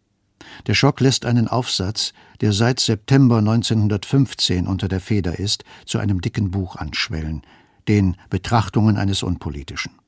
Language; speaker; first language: German; native; German